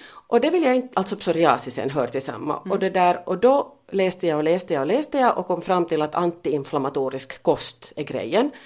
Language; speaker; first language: Swedish; non-native, local second language; Finnish